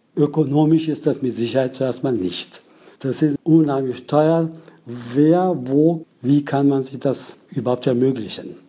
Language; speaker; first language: German; non-native, fluent; Persian